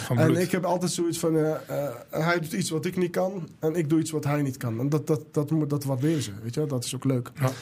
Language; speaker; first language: Dutch; early bilingual, other home language; Arabic